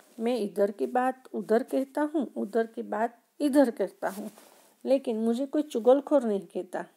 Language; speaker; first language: Hindi; non-native, local second language; Gujarati